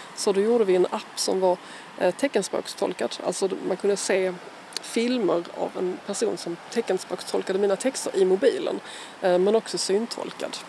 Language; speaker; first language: Swedish; native; Swedish